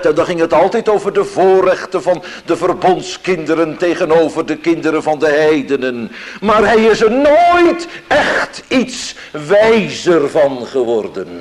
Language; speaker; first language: Dutch; native; Dutch